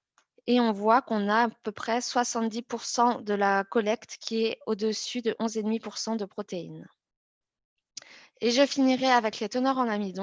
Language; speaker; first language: French; native; French